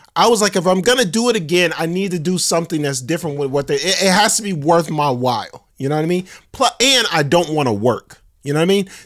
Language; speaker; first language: English; native; English